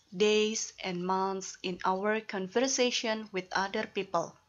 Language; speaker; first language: English; non-native, fluent; Indonesian